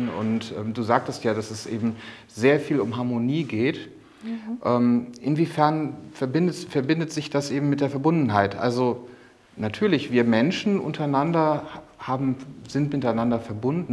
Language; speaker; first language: German; native; German